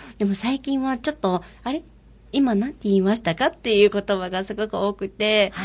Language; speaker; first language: Japanese; non-native, fluent; Mongolian